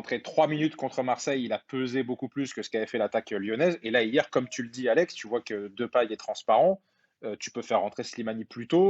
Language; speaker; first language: French; native; French